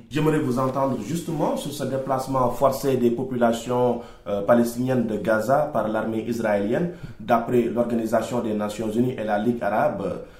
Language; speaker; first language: French; non-native, local second language; Wolof